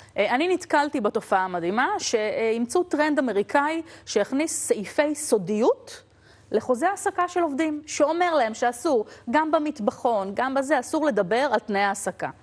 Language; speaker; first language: Hebrew; native; Hebrew